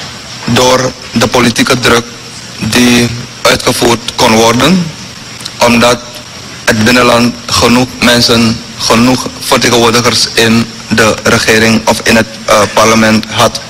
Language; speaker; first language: Dutch; non-native, local second language; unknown